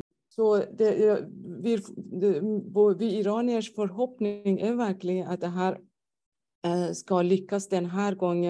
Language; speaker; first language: Swedish; non-native, fluent; Persian